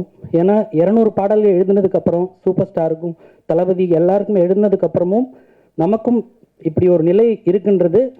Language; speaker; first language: Tamil; native; Tamil